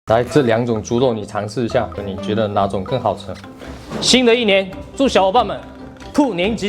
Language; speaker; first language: Chinese; native; Chinese